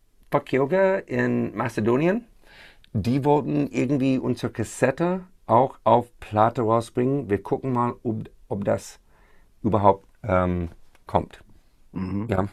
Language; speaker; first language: German; non-native, fluent; English